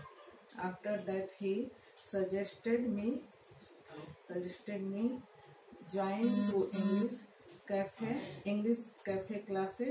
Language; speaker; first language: English; non-native, learner; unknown